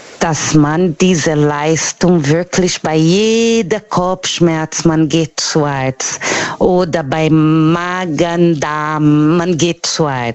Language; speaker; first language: German; non-native, learner; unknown